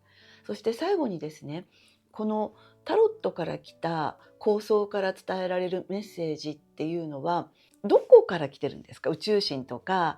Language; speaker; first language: Japanese; native; Japanese